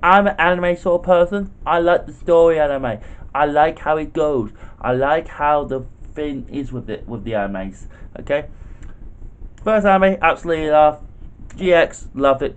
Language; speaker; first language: English; native; English